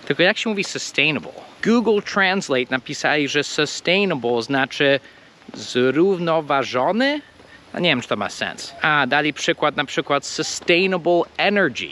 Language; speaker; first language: Polish; non-native, fluent; English